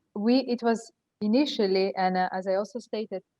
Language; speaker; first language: English; non-native, fluent; Slovenian